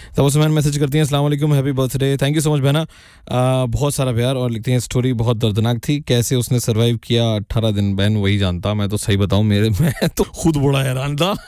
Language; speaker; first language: Hindi; native; Hindi